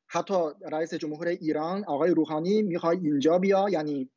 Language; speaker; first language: Persian; non-native, fluent; Chinese